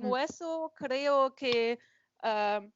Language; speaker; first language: Spanish; non-native, learner; German